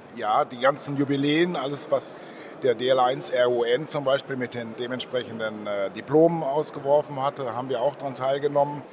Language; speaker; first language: German; native; German